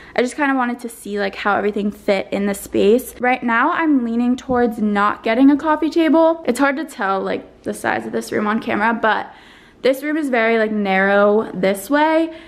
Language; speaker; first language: English; native; English